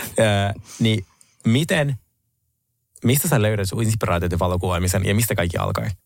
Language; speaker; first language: Finnish; non-native, fluent; Russian